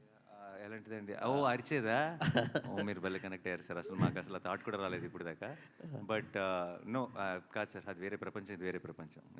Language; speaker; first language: Telugu; native; Telugu